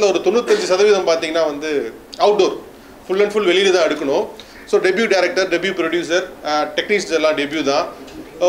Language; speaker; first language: Tamil; native; Tamil